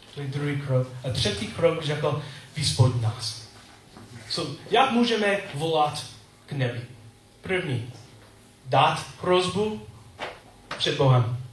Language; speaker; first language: Czech; non-native, learner; English